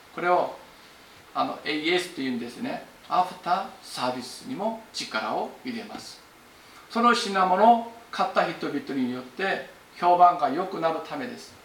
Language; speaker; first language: Japanese; non-native, fluent; Korean